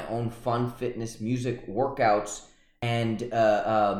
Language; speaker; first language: English; early bilingual, other home language; Spanish